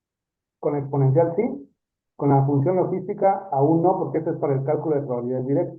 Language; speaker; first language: Spanish; native; Spanish